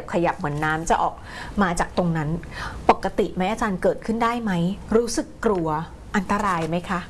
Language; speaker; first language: Thai; native; Thai